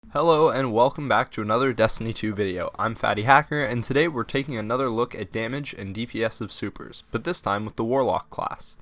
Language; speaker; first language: English; native; English